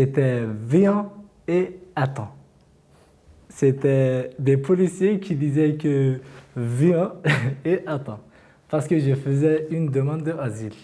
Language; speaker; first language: French; non-native, learner; Kurdish